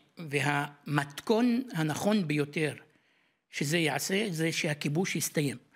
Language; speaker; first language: Hebrew; non-native, local second language; Arabic